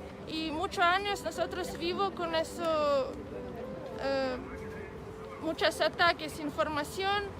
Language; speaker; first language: Spanish; non-native, learner; Ukrainian